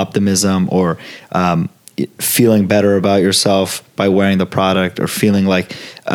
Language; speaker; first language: English; early bilingual, other home language; Italian